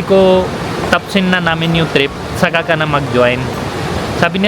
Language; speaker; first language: Filipino; non-native, learner; Punjabi